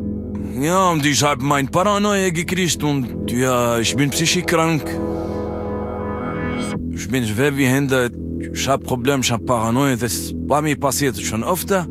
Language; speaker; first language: German; non-native, learner; French